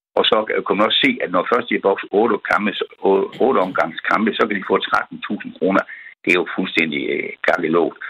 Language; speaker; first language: Danish; native; Danish